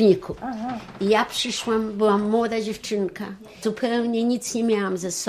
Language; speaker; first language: Polish; non-native, local second language; Yiddish